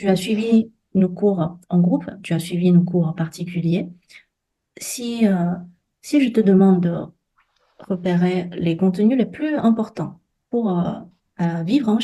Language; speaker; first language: French; non-native, fluent; Chinese